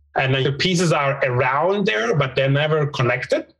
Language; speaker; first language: English; non-native, fluent; Turkish